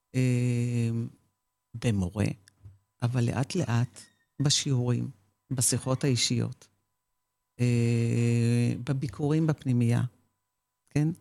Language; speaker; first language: Hebrew; native; Hebrew